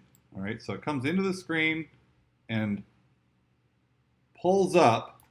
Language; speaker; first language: English; native; English